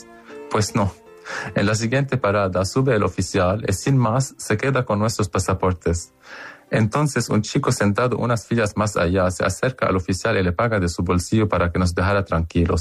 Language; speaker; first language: Spanish; native; Spanish